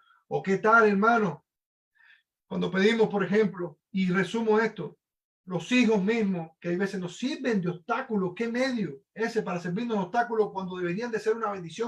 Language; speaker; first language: Spanish; native; Spanish